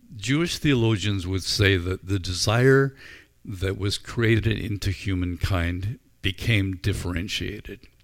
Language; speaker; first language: English; native; English